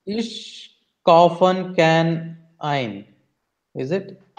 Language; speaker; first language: German; non-native, learner; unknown